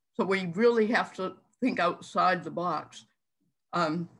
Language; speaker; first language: English; native; English